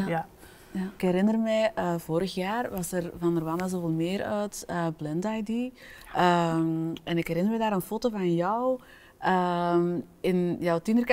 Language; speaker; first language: Dutch; native; Dutch